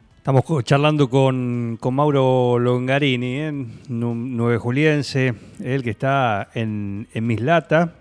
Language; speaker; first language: Spanish; native; Spanish